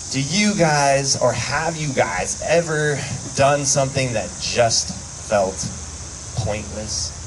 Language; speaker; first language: English; native; English